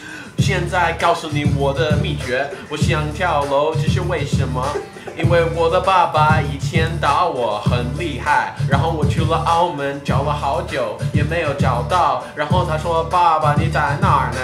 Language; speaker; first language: Chinese; non-native, fluent; English